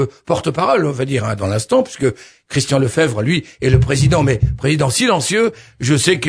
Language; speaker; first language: French; native; French